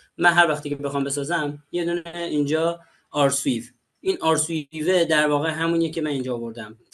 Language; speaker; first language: Persian; native; Persian